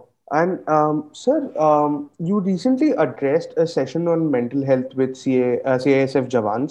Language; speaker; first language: English; non-native, local second language; Bangla